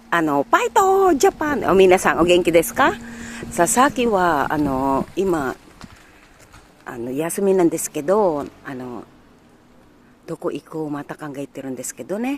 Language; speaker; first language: Japanese; non-native, learner; Filipino